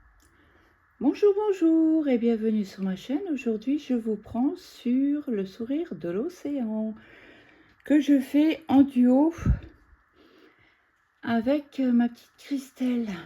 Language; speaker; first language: French; native; French